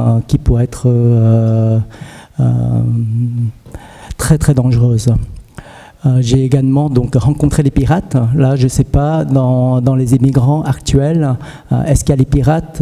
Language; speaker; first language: French; early bilingual, other home language; Vietnamese